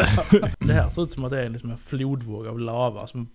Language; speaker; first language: Swedish; native; Swedish